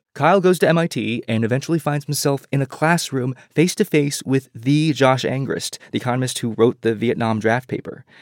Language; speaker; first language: English; early bilingual, other home language; Chinese